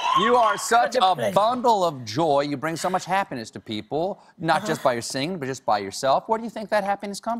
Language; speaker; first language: English; native; English